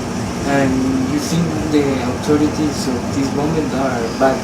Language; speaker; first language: English; non-native, learner; Spanish